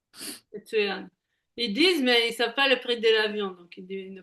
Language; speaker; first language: French; native; French